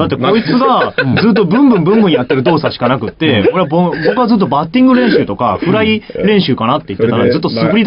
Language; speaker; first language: Japanese; native; Japanese